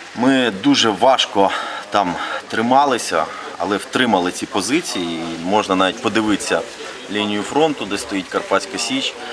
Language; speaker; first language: Ukrainian; early bilingual, heritage; Ukrainian